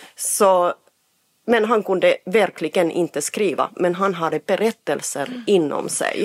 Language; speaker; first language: Swedish; non-native, fluent; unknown